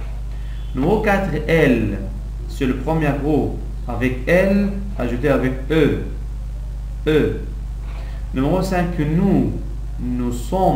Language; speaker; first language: French; non-native, local second language; Arabic